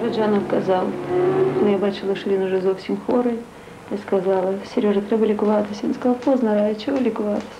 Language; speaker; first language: Ukrainian; native; Ukrainian